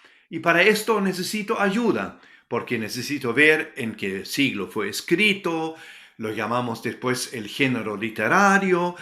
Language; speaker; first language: Spanish; non-native, fluent; German